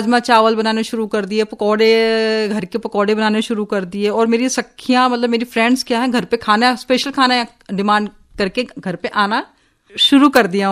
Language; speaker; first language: Hindi; native; Hindi